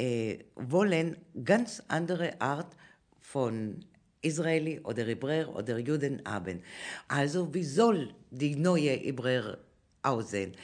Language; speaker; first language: German; non-native, fluent; Hebrew